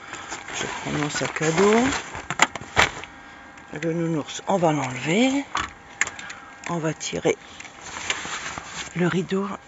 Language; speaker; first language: French; native; French